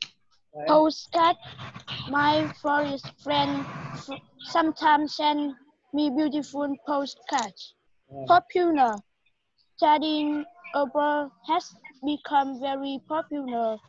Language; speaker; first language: English; non-native, learner; Vietnamese